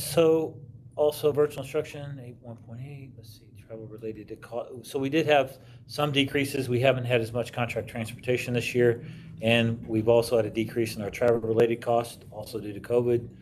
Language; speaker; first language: English; native; English